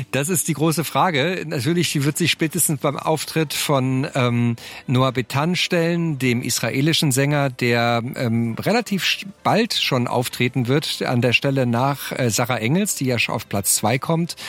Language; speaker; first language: German; native; German